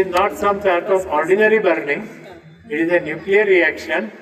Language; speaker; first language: English; non-native, local second language; Marathi